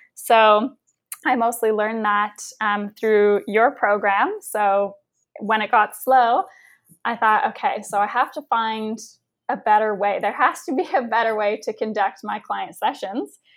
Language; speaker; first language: English; native; English